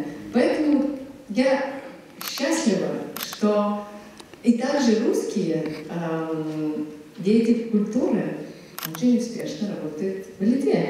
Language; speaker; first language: Russian; non-native, fluent; Lithuanian